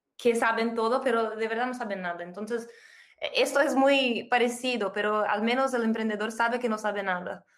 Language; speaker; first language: Spanish; non-native, fluent; Portuguese